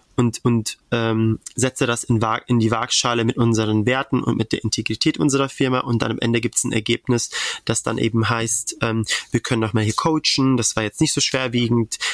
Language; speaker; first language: German; native; German